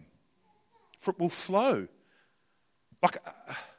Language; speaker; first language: English; native; English